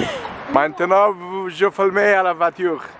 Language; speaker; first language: French; non-native, learner; English